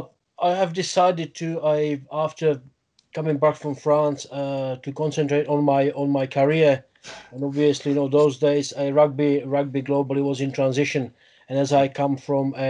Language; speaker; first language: English; non-native, fluent; Czech